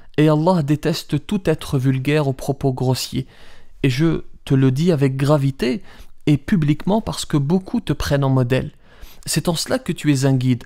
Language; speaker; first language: French; early bilingual, other home language; Riffian